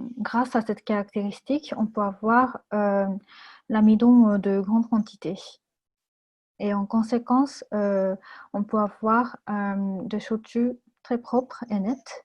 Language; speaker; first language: French; non-native, fluent; Japanese